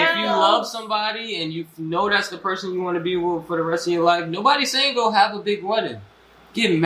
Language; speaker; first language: English; native; English